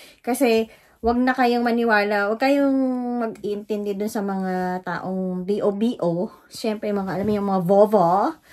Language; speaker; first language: Filipino; native; Filipino